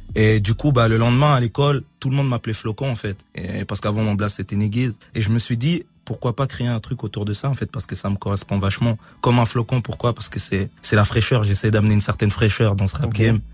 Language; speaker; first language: French; native; French